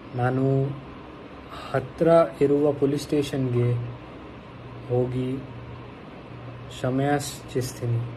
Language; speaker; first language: Kannada; non-native, learner; Hindi